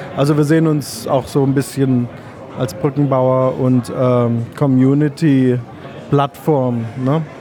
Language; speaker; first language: German; native; German